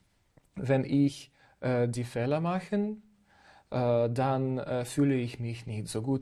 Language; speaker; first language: German; non-native, fluent; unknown